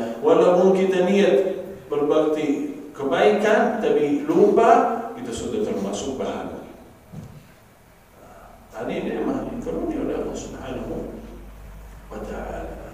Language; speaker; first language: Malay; non-native, fluent; Arabic